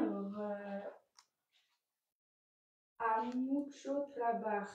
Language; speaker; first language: Spanish; non-native, learner; French